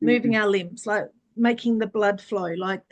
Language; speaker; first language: English; early bilingual, other home language; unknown